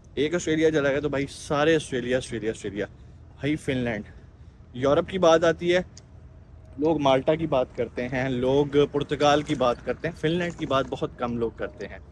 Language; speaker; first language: Urdu; native; Urdu